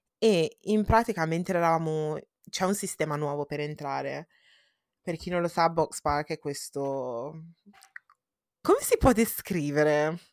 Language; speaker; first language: Italian; early bilingual, heritage; Italian